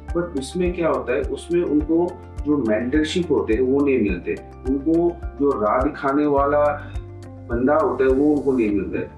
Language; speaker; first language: Hindi; non-native, local second language; Assamese